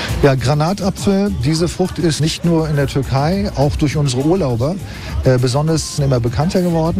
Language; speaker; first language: German; non-native, fluent; Turkish